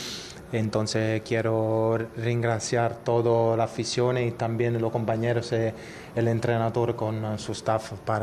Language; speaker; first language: Spanish; non-native, fluent; Italian